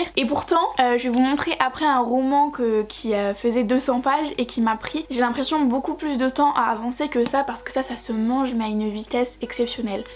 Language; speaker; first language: French; native; French